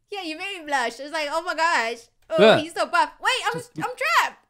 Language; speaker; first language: English; native; English